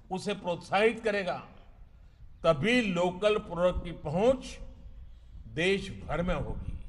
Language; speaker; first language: Hindi; non-native, local second language; Gujarati